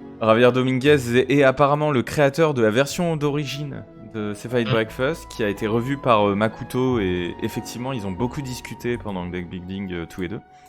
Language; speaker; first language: French; native; French